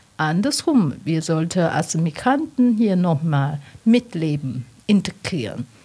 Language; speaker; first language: German; non-native, learner; Chinese